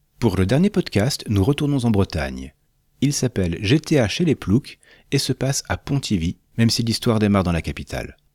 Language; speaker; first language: French; native; French